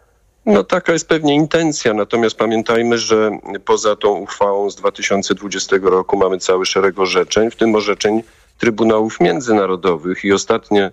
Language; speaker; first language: Polish; native; Polish